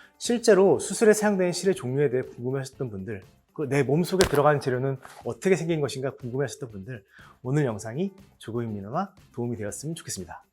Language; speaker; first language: Korean; native; Korean